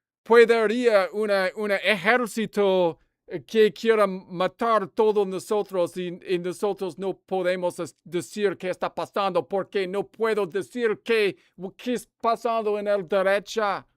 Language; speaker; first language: Spanish; non-native, learner; English